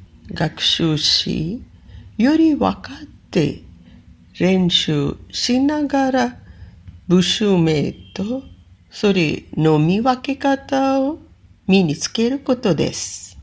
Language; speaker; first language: Japanese; non-native, fluent; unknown